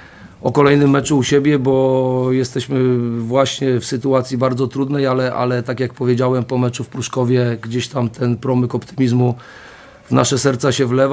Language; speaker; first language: Polish; native; Polish